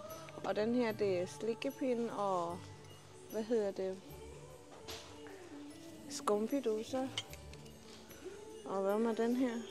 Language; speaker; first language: Danish; non-native, learner; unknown